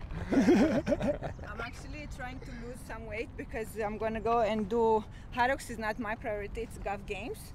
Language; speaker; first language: English; non-native, fluent; Romanian